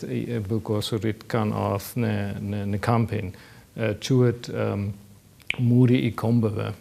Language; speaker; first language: Albanian; non-native, learner; German